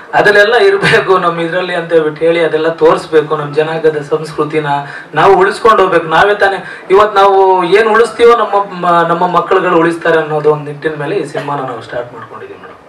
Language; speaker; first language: Kannada; non-native, local second language; Lambadi